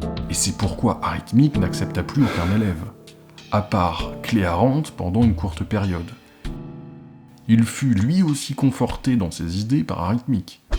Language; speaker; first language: French; native; French